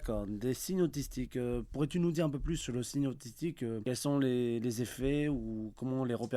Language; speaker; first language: French; native; French